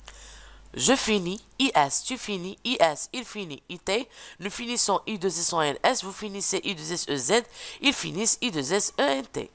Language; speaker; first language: French; non-native, local second language; Arabic